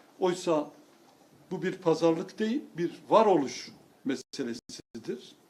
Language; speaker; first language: Turkish; non-native, local second language; Kurdish